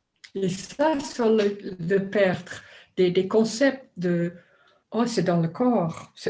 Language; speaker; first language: French; non-native, learner; Dutch